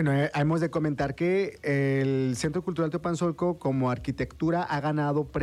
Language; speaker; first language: Spanish; native; Spanish